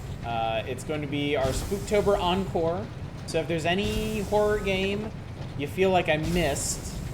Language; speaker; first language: English; native; English